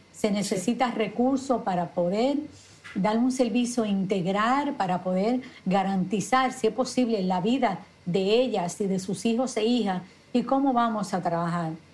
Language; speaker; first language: Spanish; native; Spanish